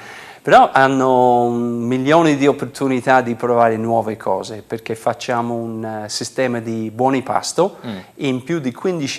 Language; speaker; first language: Italian; non-native, fluent; English